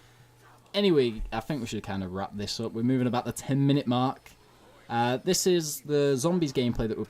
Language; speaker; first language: English; native; English